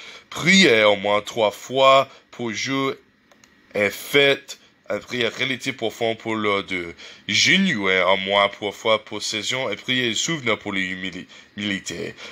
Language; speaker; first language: French; non-native, learner; English